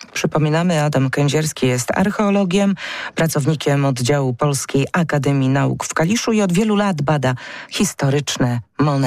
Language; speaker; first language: Polish; native; Polish